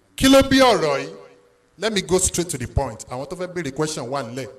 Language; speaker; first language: English; non-native, local second language; Yoruba